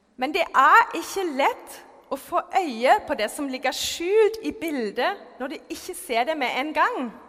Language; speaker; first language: Norwegian; non-native, fluent; German